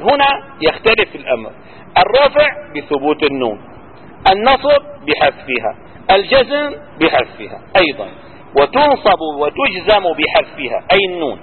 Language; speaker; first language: Arabic; native; Arabic